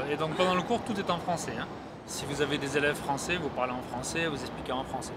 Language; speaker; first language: French; native; French